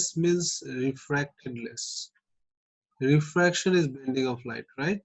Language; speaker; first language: English; non-native, local second language; Bangla